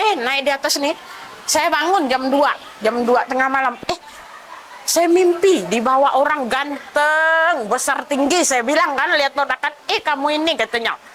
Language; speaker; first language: Indonesian; non-native, local second language; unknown